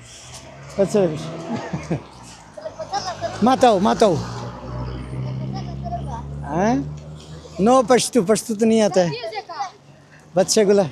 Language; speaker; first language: Hindi; non-native, learner; Bangla